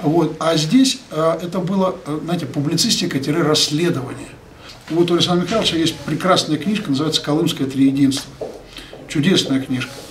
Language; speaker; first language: Russian; native; Russian